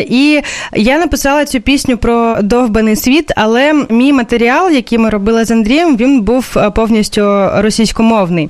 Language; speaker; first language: Ukrainian; non-native, fluent; Russian